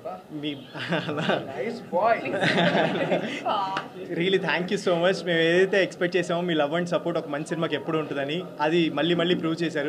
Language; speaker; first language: Telugu; native; Telugu